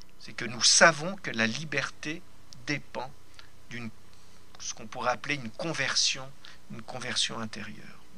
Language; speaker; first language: French; native; French